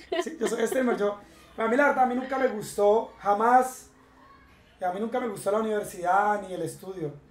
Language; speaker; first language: Spanish; native; Spanish